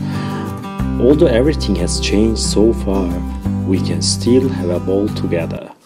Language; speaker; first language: English; non-native, fluent; Turkish